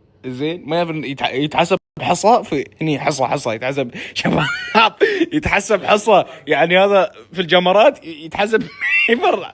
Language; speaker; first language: Arabic; native; Arabic